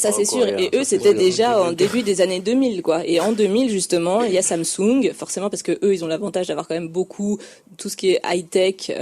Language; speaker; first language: French; native; French